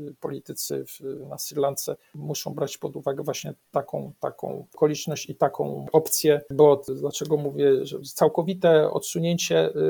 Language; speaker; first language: Polish; native; Polish